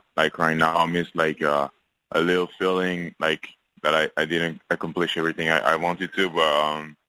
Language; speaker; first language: English; non-native, fluent; French